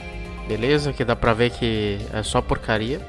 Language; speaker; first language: Portuguese; native; Portuguese